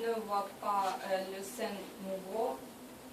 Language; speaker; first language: French; non-native, learner; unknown